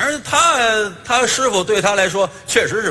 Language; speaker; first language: Chinese; native; Chinese